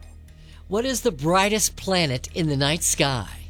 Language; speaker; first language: English; native; English